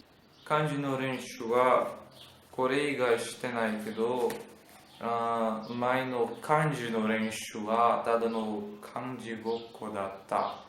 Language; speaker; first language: Japanese; non-native, learner; Portuguese